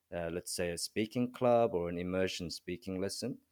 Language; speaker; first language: English; early bilingual, other home language; Korean